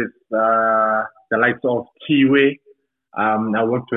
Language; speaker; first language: English; non-native, local second language; Tsonga